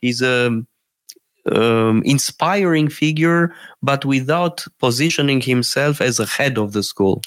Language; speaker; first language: English; non-native, fluent; Romanian